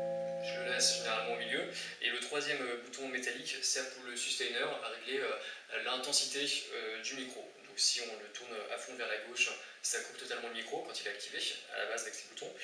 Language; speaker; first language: French; native; French